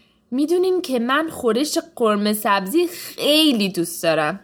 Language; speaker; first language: Persian; early bilingual, heritage; Persian